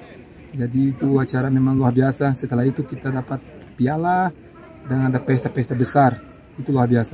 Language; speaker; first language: Indonesian; non-native, fluent; Portuguese